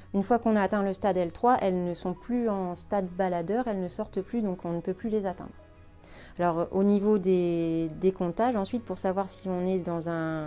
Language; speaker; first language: French; native; French